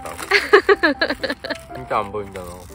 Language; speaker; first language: Korean; native; Korean